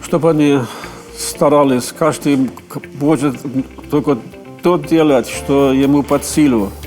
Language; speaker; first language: Russian; non-native, fluent; German